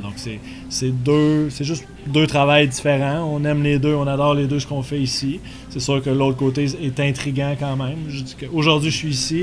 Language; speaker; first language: French; native; French